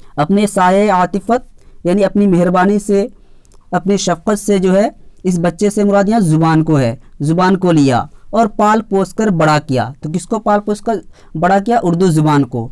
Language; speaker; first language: Urdu; native; Urdu